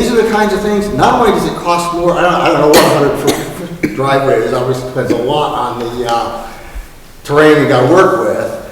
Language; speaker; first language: English; native; English